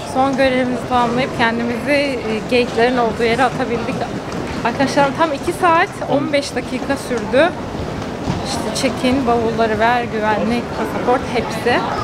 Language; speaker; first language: Turkish; early bilingual, heritage; Turkish